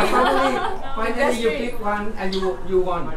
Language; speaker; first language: English; non-native, learner; Thai